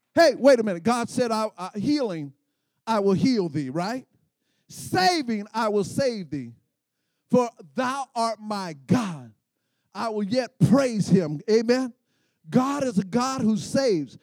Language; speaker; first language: English; native; English